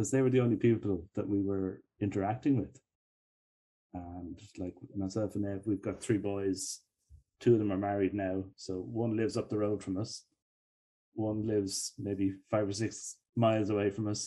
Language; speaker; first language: English; native; English